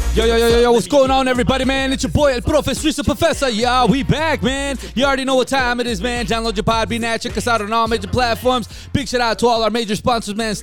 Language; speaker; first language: English; early bilingual, other home language; Spanish